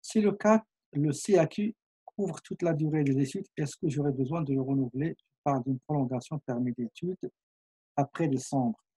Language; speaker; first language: French; non-native, local second language; Arabic